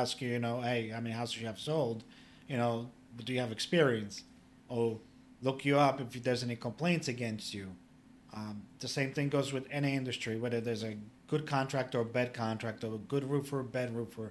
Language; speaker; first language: English; non-native, fluent; Polish